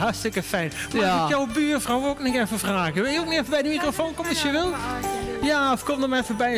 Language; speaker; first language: Dutch; native; Dutch